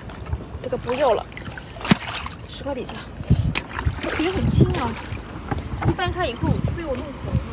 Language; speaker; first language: Chinese; native; Chinese